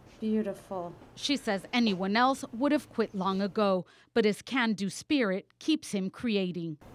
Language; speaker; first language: English; native; English